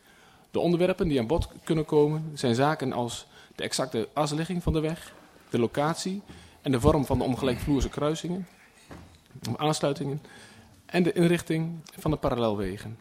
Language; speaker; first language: Dutch; native; Dutch